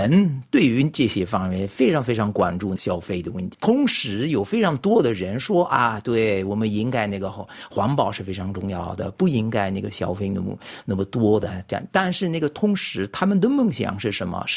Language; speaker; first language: Chinese; non-native, fluent; French